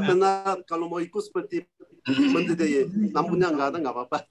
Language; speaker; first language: Indonesian; non-native, learner; Korean